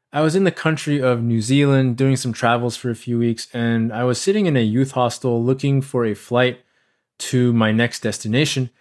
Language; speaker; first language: English; native; English